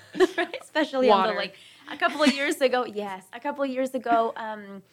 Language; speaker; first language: English; non-native, fluent; Spanish